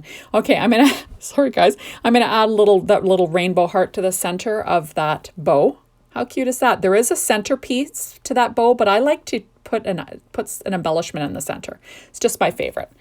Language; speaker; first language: English; native; English